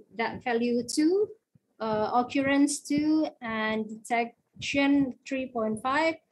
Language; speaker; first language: English; non-native, fluent; Indonesian